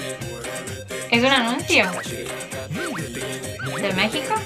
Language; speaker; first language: Spanish; non-native, fluent; Korean